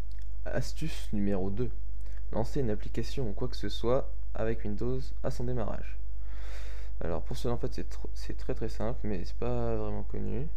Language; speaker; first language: French; native; French